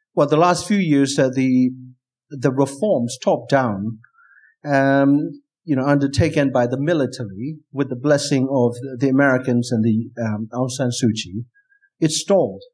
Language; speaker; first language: English; non-native, fluent; Burmese